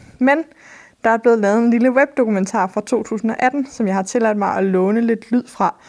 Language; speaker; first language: Danish; native; Danish